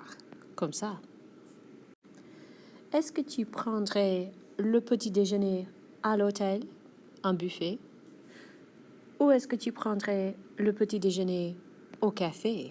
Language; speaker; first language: French; non-native, fluent; English